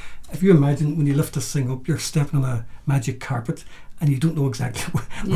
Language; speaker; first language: English; native; English